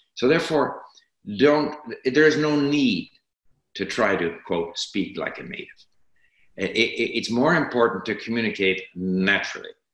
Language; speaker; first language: English; native; English